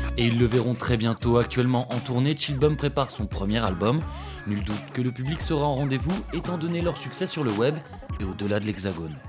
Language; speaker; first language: French; native; French